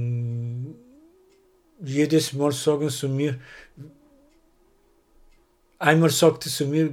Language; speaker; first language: German; non-native, learner; Persian